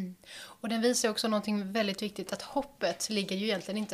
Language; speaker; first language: Swedish; native; Swedish